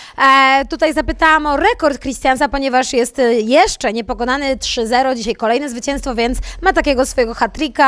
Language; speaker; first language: Polish; native; Polish